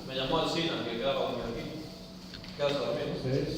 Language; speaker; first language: Spanish; native; Spanish